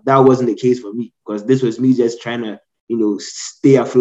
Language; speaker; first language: English; non-native, local second language; Akan